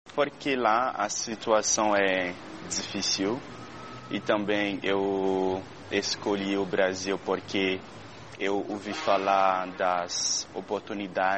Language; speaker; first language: Portuguese; non-native, learner; Haitian Creole